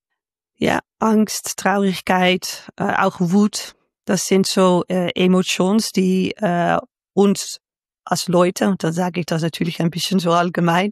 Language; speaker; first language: German; non-native, fluent; Dutch